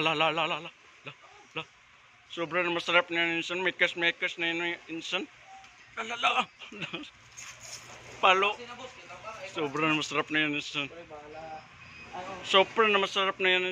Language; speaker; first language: Filipino; non-native, local second language; Cebuano